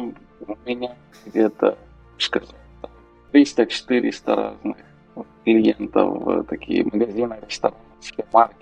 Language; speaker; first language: Russian; non-native, local second language; Romanian